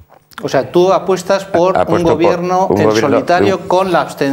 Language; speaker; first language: Spanish; native; Spanish